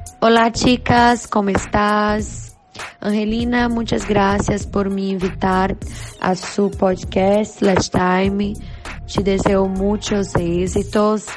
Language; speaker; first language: Spanish; non-native, learner; Portuguese